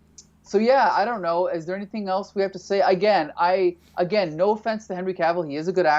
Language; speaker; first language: English; native; English